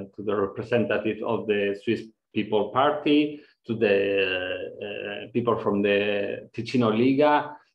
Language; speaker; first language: English; non-native, fluent; Spanish